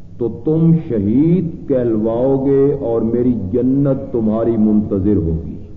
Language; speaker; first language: Urdu; native; Urdu